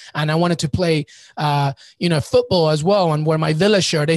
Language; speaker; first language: English; early bilingual, other home language; Spanish